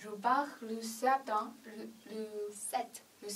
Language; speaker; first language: French; non-native, learner; Chinese